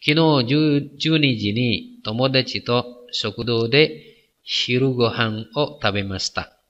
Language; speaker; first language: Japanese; non-native, fluent; Indonesian